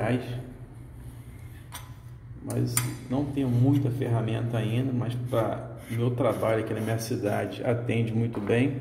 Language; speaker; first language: Portuguese; native; Portuguese